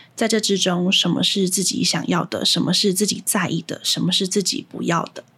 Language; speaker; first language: Chinese; native; Chinese